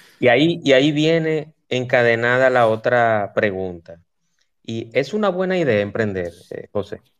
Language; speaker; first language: Spanish; native; Spanish